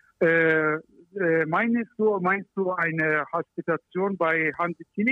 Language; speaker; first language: German; non-native, learner; Persian